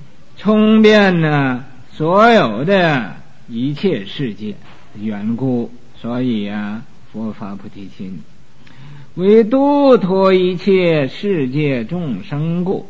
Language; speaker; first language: Chinese; native; Chinese